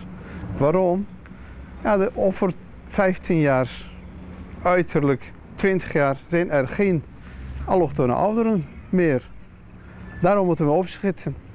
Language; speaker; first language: Dutch; non-native, fluent; Turkish